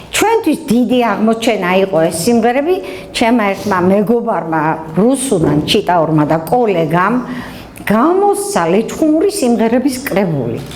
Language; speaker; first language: Georgian; native; Georgian